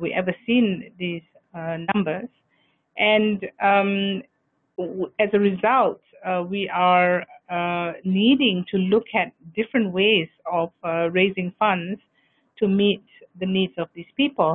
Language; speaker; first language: English; non-native, local second language; Malay